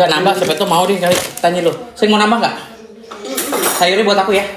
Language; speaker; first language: Indonesian; native; Indonesian